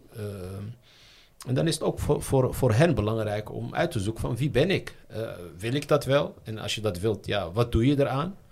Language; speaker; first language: Dutch; early bilingual, other home language; Riffian